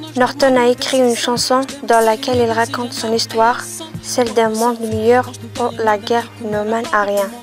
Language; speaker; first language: French; native; French